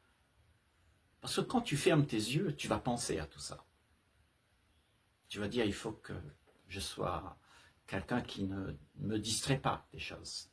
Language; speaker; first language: French; native; French